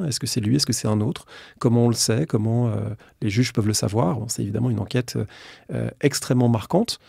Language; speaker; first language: French; native; French